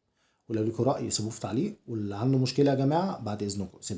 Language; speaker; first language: Arabic; native; Arabic